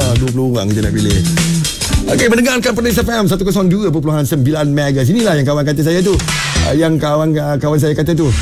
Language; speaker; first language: Malay; native; Malay